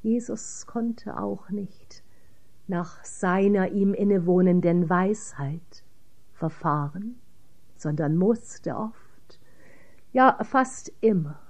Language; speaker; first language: German; native; German